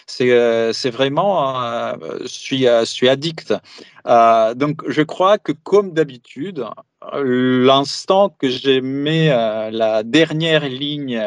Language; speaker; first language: French; non-native, fluent; Greek